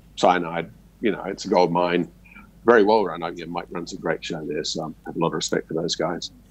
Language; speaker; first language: English; native; English